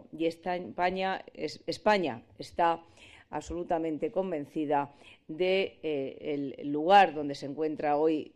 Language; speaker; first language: Spanish; native; Spanish